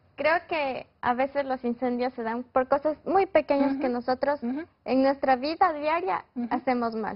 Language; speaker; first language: Spanish; native; Spanish